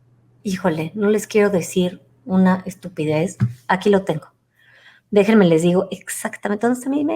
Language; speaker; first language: Spanish; native; Spanish